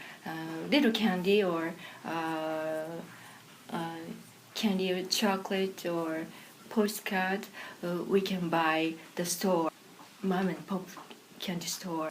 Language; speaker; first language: English; non-native, learner; Japanese